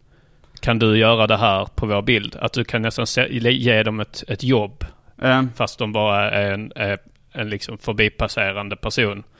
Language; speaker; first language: Swedish; native; Swedish